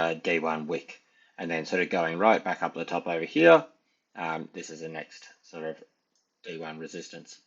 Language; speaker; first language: English; native; English